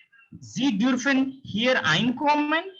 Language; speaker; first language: German; non-native, learner; Hindi